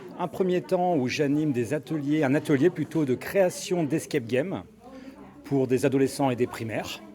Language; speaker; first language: French; native; French